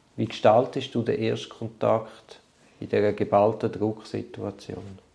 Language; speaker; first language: German; native; German